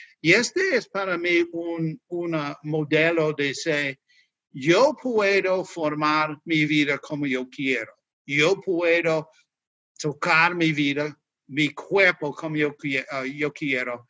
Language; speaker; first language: Spanish; non-native, learner; English